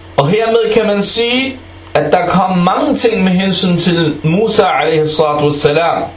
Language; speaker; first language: Danish; early bilingual, other home language; Arabic